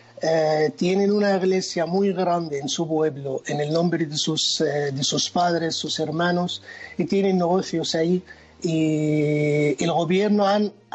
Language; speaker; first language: Spanish; non-native, fluent; Arabic